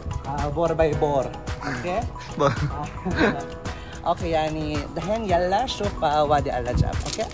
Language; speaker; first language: Arabic; non-native, learner; Filipino